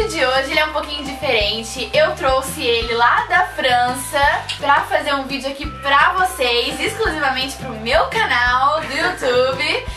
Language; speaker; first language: Portuguese; native; Portuguese